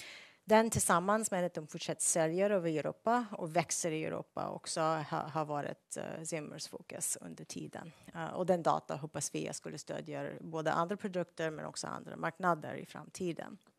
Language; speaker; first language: Swedish; non-native, fluent; English